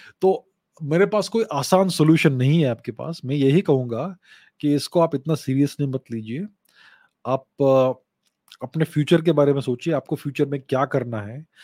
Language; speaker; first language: Hindi; non-native, local second language; Gujarati